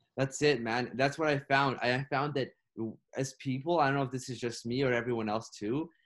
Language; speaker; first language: English; non-native, fluent; Russian